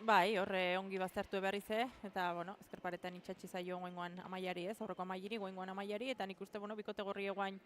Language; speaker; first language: Basque; native; Basque